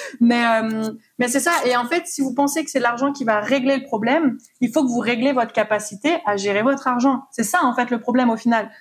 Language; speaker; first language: French; native; French